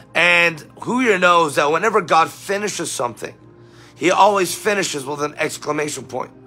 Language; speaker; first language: English; native; English